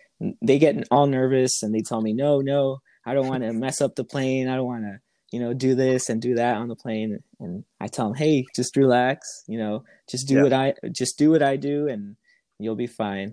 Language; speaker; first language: English; native; English